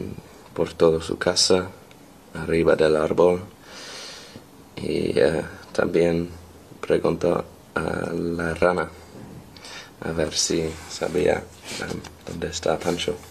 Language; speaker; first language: Spanish; non-native, learner; English